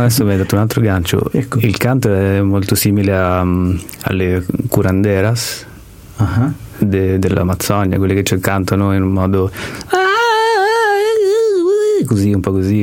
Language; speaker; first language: Italian; native; Italian